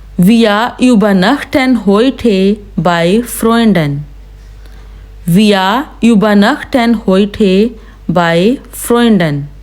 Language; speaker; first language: German; non-native, fluent; Urdu